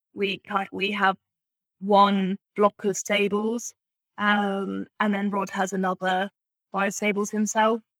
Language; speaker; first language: English; native; English